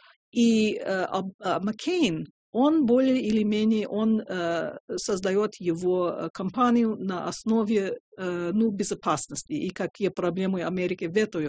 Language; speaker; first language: Russian; non-native, fluent; English